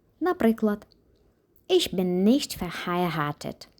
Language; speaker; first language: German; non-native, fluent; Ukrainian